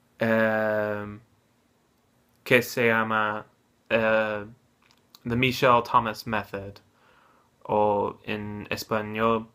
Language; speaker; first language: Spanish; non-native, learner; English